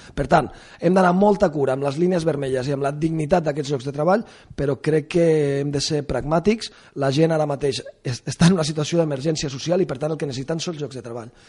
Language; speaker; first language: Catalan; non-native, local second language; Spanish